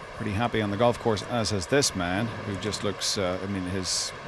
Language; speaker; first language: English; native; English